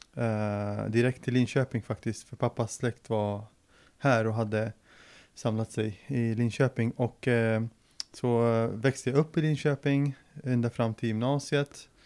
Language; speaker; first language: Swedish; early bilingual, other home language; Arabic